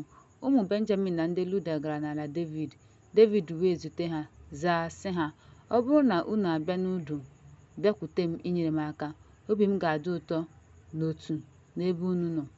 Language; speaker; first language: Igbo; native; Igbo